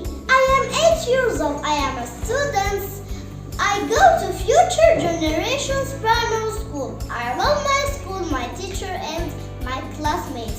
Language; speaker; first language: English; non-native, learner; Arabic